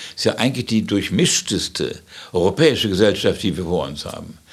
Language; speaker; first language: German; native; German